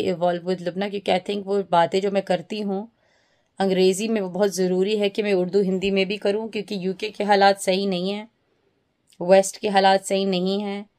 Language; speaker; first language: Urdu; early bilingual, heritage; Urdu